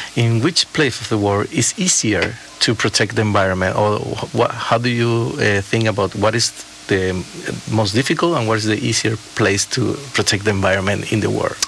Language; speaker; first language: English; non-native, fluent; Spanish